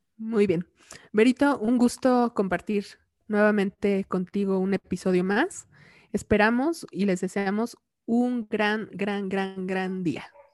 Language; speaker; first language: Spanish; native; Spanish